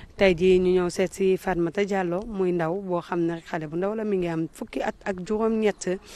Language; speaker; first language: Wolof; native; Wolof